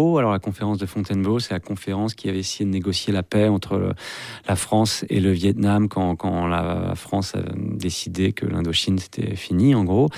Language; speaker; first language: French; native; French